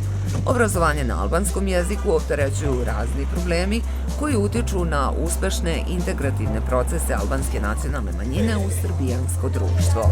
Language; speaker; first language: Serbian; native; Serbian